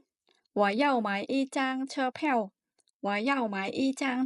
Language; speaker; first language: Chinese; non-native, fluent; Khmer